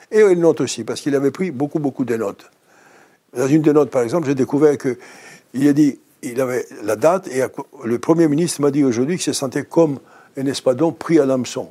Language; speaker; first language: French; non-native, fluent; Greek